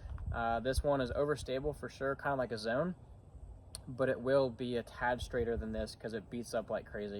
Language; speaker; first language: English; native; English